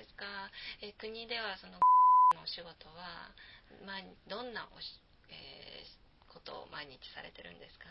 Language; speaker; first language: Japanese; native; Japanese